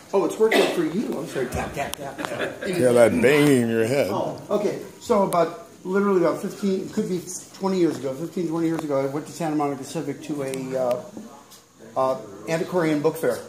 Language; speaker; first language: English; native; English